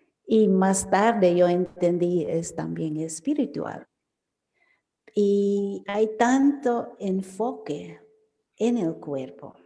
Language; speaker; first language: Spanish; non-native, fluent; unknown